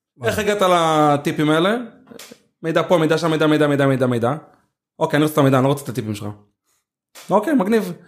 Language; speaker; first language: Hebrew; native; Hebrew